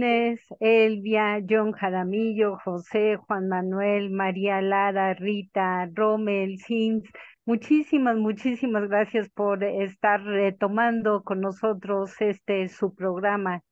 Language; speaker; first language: Spanish; native; Spanish